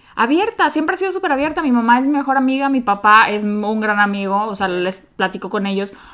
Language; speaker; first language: Spanish; native; Spanish